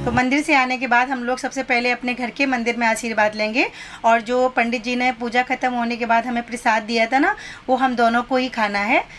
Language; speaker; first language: Hindi; native; Hindi